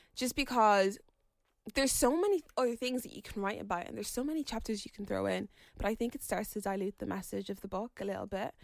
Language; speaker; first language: English; native; English